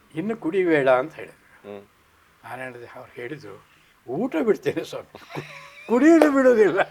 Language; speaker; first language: Kannada; non-native, local second language; Konkani